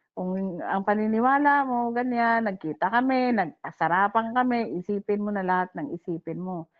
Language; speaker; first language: Filipino; non-native, local second language; Hiligaynon